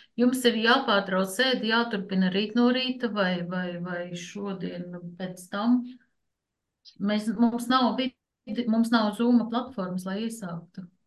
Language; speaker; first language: Latvian; native; Latvian